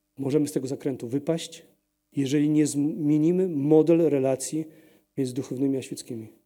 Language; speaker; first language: Polish; early bilingual, heritage; Polish